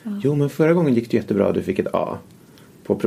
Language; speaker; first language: Swedish; native; Swedish